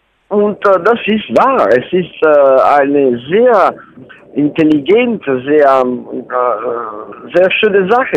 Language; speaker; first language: German; non-native, learner; Italian